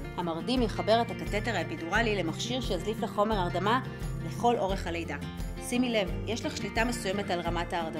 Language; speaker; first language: Hebrew; native; Hebrew